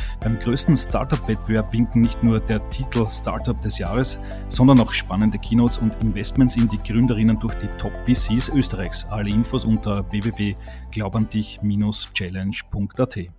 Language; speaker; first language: German; native; German